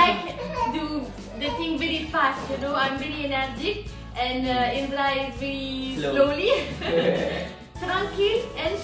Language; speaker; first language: English; non-native, learner; French